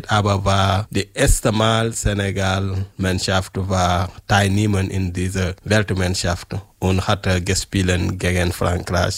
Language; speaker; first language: German; non-native, learner; French